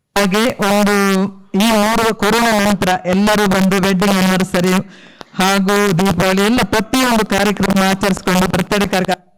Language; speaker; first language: Kannada; non-native, local second language; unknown